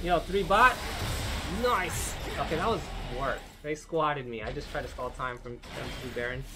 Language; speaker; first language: English; native; English